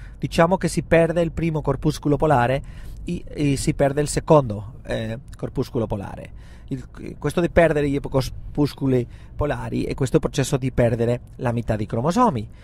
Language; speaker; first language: Italian; non-native, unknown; Spanish